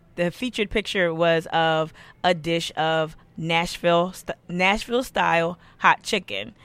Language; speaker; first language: English; native; English